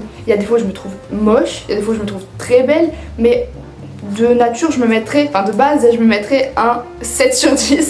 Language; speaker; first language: French; native; French